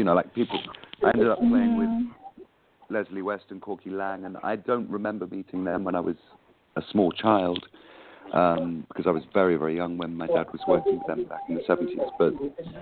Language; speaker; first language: English; native; English